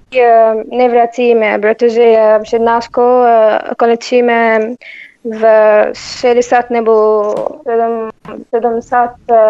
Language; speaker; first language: Czech; non-native, learner; Arabic